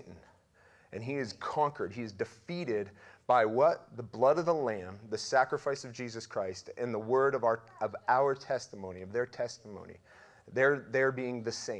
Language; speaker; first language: English; native; English